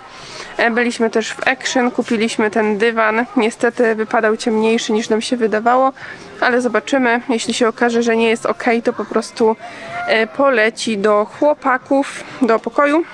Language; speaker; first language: Polish; native; Polish